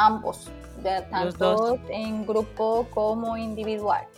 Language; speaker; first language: Spanish; native; Spanish